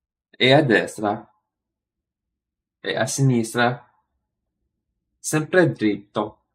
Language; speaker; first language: Italian; non-native, learner; English